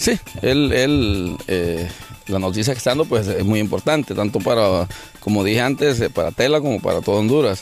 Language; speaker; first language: Spanish; native; Spanish